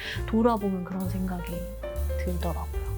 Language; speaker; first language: Korean; native; Korean